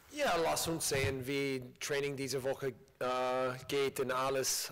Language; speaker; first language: German; non-native, learner; English